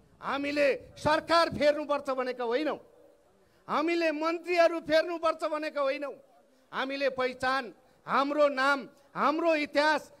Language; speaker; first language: Nepali; non-native, local second language; Eastern Tamang